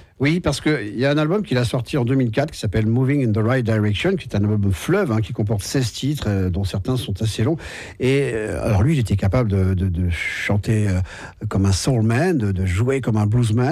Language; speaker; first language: French; native; French